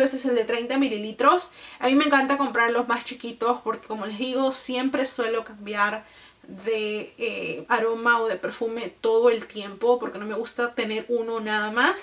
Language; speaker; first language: Spanish; native; Spanish